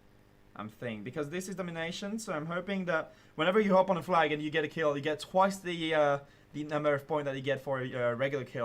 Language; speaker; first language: English; non-native, fluent; French